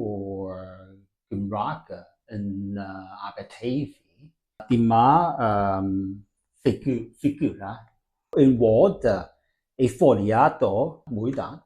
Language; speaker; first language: Welsh; non-native, learner; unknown